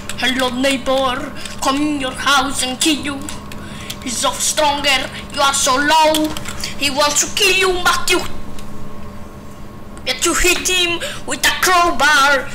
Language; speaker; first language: English; non-native, learner; Italian